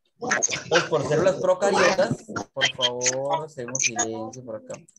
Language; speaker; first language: Spanish; native; Spanish